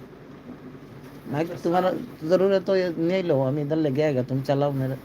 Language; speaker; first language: Hindi; non-native, learner; Bangla